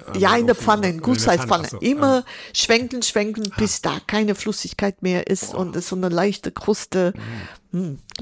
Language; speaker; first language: German; non-native, fluent; Portuguese